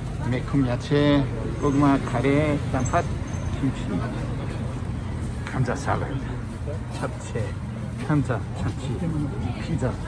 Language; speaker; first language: Korean; non-native, fluent; English